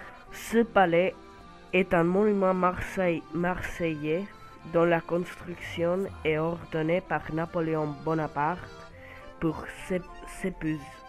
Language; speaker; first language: French; non-native, learner; Spanish